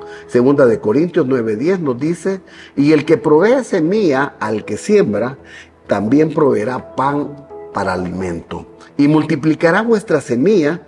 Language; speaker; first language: Spanish; native; Spanish